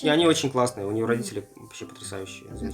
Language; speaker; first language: Russian; native; Russian